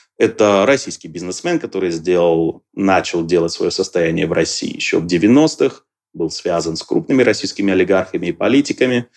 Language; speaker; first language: Russian; non-native, local second language; Georgian